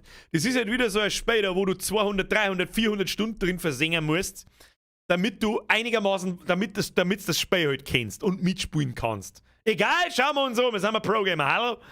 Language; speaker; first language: German; native; German